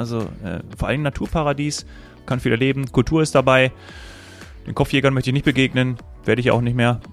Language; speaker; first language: German; native; German